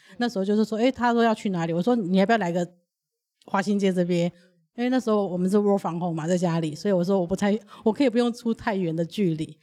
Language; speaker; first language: Chinese; early bilingual, other home language; Burmese